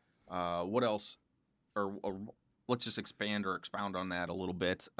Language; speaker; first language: English; native; English